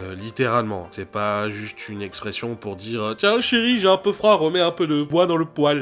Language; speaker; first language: French; native; French